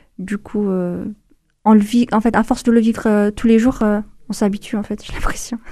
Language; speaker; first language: French; non-native, fluent; Amharic